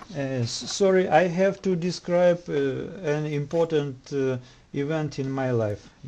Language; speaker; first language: English; non-native, learner; Russian